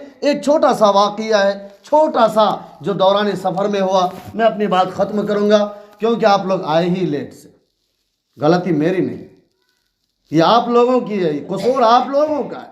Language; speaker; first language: Urdu; native; Urdu